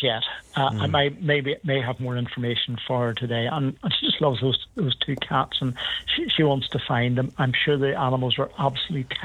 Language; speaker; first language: English; native; English